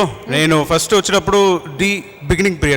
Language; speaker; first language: Telugu; native; Telugu